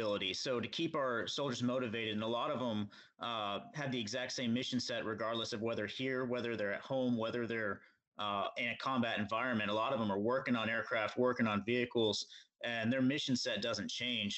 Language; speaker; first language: English; native; English